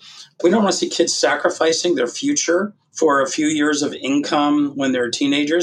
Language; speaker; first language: English; native; English